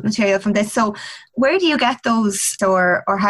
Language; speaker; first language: English; native; English